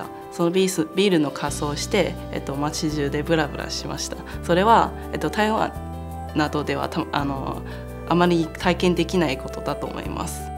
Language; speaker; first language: Japanese; non-native, fluent; Chinese